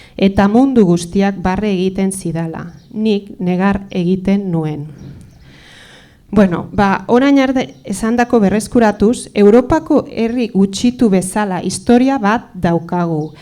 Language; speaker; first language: Basque; early bilingual, other home language; Spanish